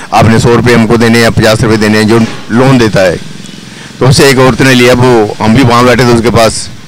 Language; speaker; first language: Hindi; native; Hindi